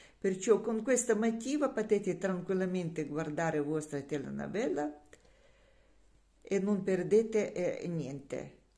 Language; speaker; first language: Italian; non-native, learner; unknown